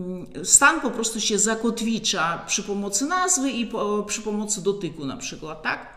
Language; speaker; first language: Polish; non-native, fluent; Russian